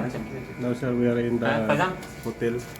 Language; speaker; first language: English; non-native, learner; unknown